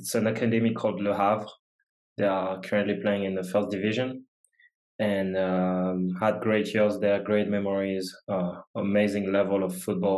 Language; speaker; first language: English; non-native, fluent; French